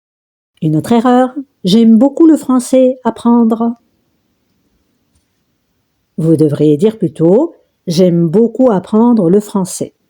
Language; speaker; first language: French; non-native, local second language; Arabic